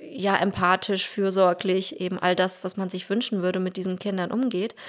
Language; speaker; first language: German; early bilingual, other home language; Russian